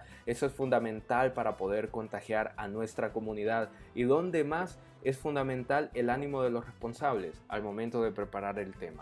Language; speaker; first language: Spanish; native; Spanish